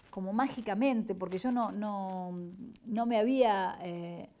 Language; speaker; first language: Spanish; native; Spanish